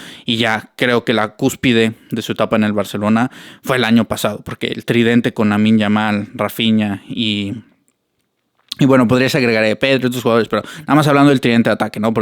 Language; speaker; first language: Spanish; native; Spanish